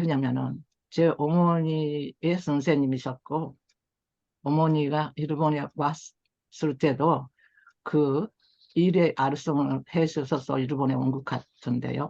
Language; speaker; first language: Korean; early bilingual, heritage; Korean